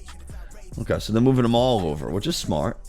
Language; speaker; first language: English; native; English